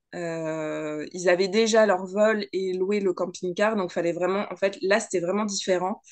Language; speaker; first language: French; native; French